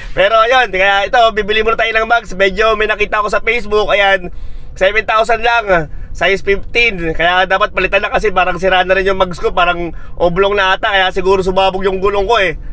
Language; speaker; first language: Filipino; native; Filipino